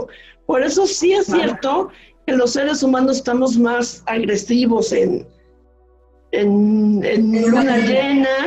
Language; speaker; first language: Spanish; native; Spanish